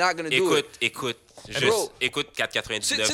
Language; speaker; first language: French; native; French